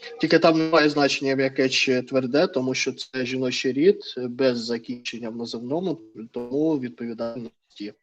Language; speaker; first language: Ukrainian; non-native, fluent; Russian